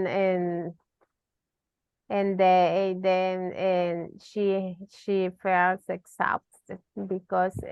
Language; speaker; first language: English; non-native, learner; Spanish